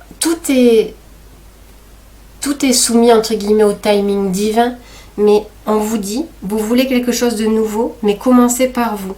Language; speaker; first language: French; native; French